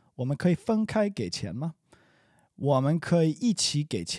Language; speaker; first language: Chinese; non-native, learner; English